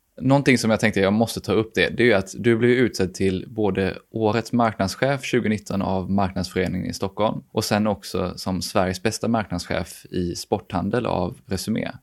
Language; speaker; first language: Swedish; native; Swedish